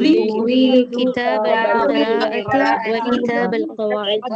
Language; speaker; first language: Arabic; non-native, learner; Tamil